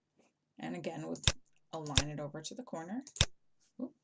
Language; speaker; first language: English; native; English